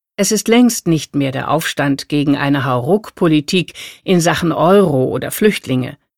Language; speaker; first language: German; native; German